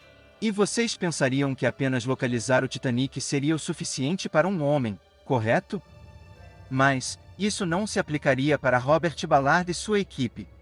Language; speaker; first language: Portuguese; native; Portuguese